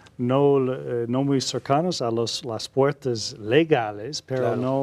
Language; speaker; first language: Spanish; non-native, learner; English